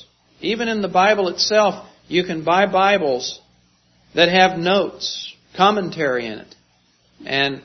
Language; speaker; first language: English; native; English